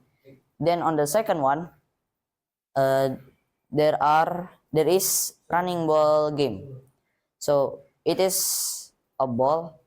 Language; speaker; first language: English; non-native, learner; Indonesian